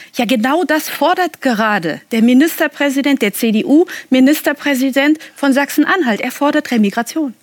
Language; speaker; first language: German; native; German